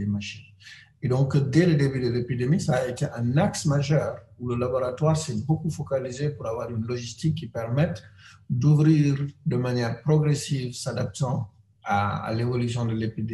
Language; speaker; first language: French; non-native, local second language; Wolof